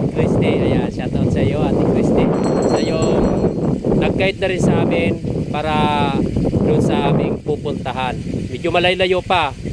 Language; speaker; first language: Filipino; native; Filipino